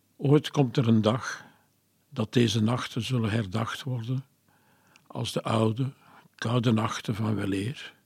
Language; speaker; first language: Dutch; non-native, local second language; French